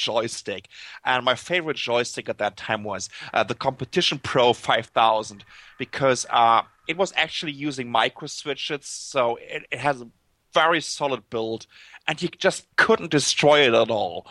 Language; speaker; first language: English; non-native, fluent; German